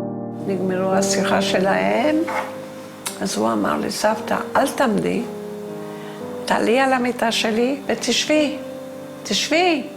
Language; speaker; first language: Hebrew; non-native, fluent; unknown